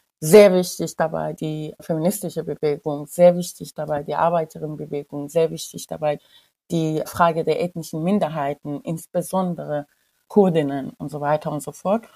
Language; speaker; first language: German; non-native, fluent; Persian